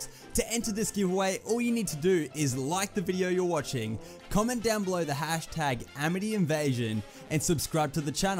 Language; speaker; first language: English; native; English